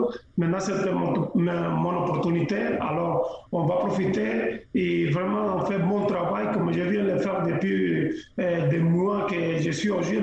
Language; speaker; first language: French; non-native, fluent; Spanish